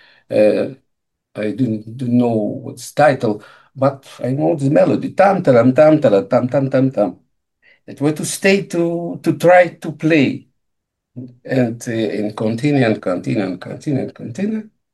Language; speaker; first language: English; non-native, learner; Russian